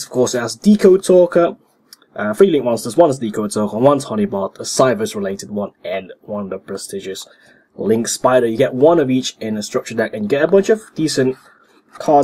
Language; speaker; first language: English; native; English